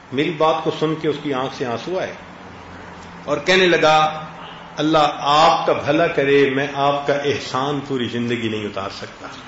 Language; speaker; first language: Urdu; native; Urdu